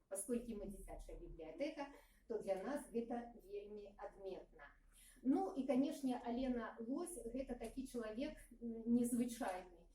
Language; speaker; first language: Belarusian; native; Belarusian